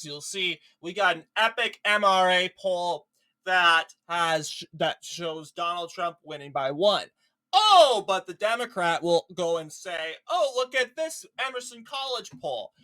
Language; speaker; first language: English; native; English